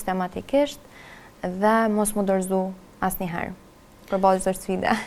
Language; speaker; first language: Albanian; native; Albanian